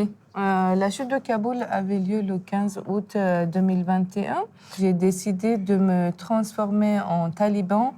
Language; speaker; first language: French; non-native, fluent; Persian